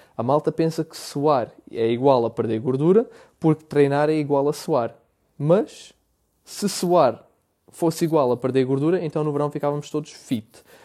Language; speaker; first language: Portuguese; native; Portuguese